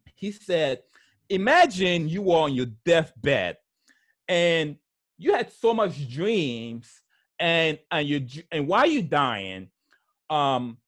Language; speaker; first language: English; early bilingual, other home language; Haitian Creole